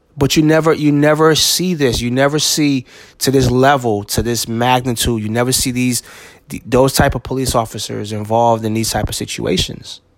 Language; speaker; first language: English; native; English